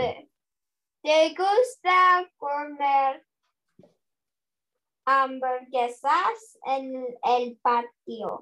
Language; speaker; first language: Spanish; non-native, learner; English